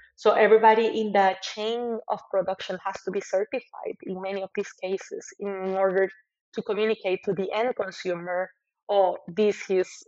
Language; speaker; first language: English; non-native, fluent; Spanish